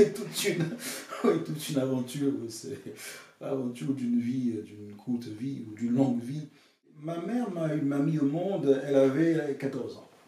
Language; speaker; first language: French; non-native, fluent; English